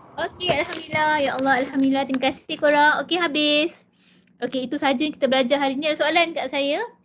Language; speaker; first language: Malay; native; Malay